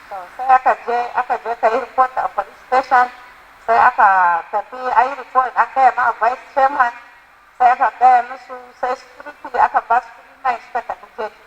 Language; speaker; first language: Hausa; non-native, local second language; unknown